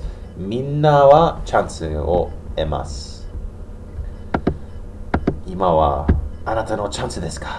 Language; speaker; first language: Japanese; non-native, learner; English